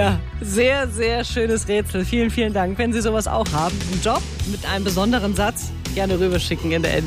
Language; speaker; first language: German; native; German